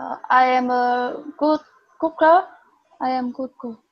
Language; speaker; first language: English; non-native, learner; Vietnamese